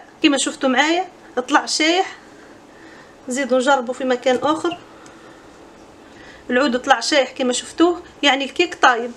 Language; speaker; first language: Arabic; native; Arabic